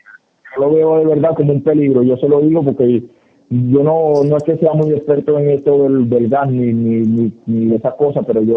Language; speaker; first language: Spanish; native; Spanish